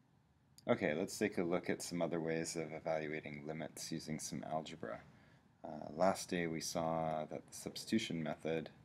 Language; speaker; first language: English; native; English